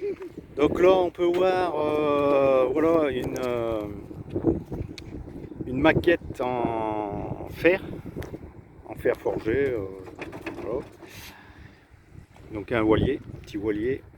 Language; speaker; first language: French; native; French